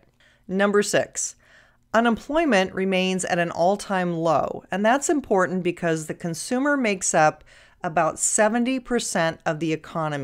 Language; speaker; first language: English; native; English